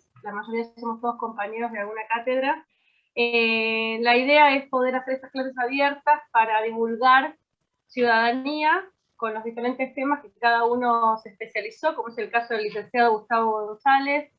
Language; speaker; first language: Spanish; native; Spanish